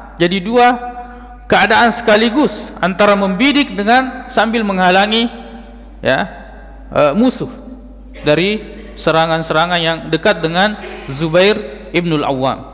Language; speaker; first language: Malay; native; Malay